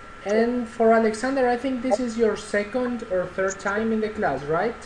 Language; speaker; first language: English; non-native, fluent; Spanish